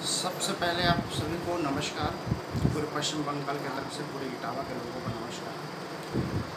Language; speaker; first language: Hindi; native; Hindi